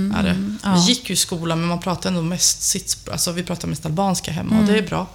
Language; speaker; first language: Swedish; early bilingual, other home language; Albanian